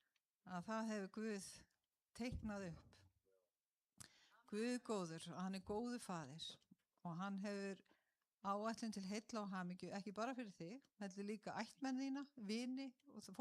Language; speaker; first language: Icelandic; native; Icelandic